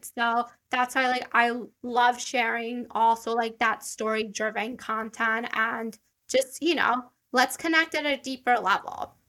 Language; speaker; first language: English; early bilingual, other home language; Italian